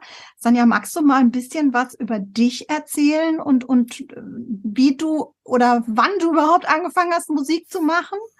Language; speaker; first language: German; native; German